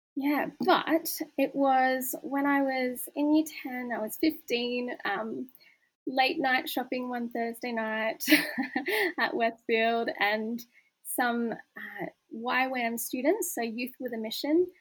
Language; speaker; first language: English; native; English